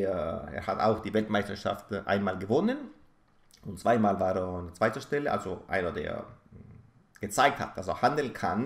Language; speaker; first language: German; non-native, fluent; Italian